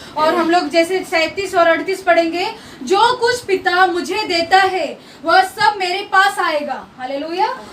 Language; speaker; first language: Hindi; non-native, local second language; Marathi